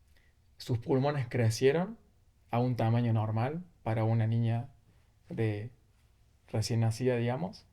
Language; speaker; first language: Spanish; native; Spanish